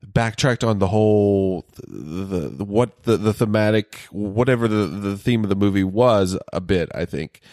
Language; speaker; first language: English; native; English